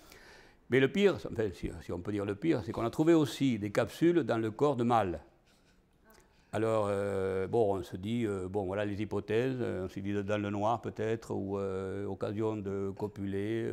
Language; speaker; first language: French; native; French